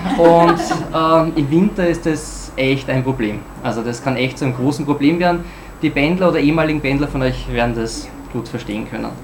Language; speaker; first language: German; native; German